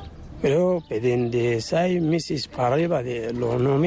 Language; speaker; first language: Spanish; non-native, learner; Arabic